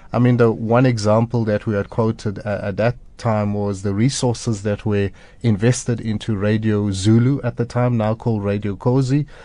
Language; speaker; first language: English; native; English